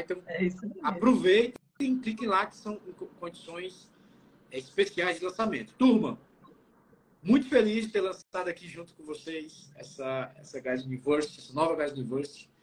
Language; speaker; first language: Portuguese; native; Portuguese